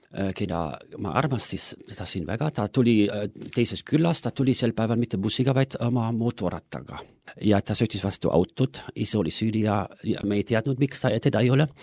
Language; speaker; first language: Estonian; non-native, fluent; German